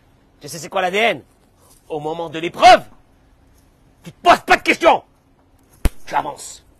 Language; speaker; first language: French; native; French